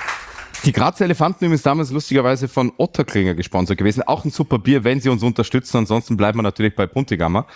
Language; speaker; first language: German; native; German